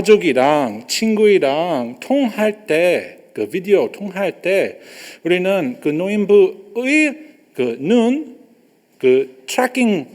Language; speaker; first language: Korean; non-native, learner; English